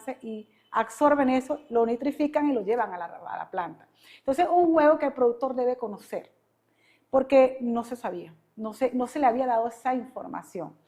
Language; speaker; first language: Spanish; native; Spanish